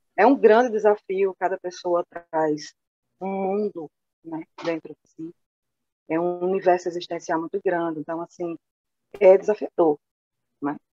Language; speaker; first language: Portuguese; native; Portuguese